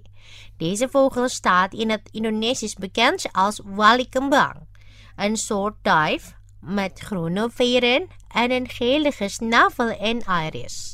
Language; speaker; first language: Dutch; non-native, fluent; Indonesian